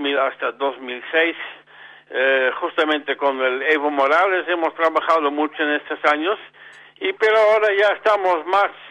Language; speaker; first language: Spanish; non-native, fluent; Dutch